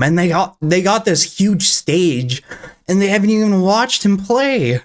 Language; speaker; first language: English; native; English